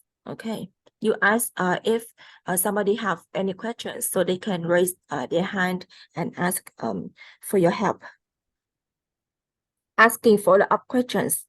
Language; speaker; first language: English; non-native, fluent; Vietnamese